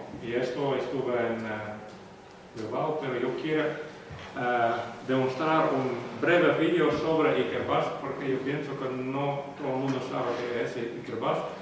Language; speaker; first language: Spanish; non-native, learner; Western Frisian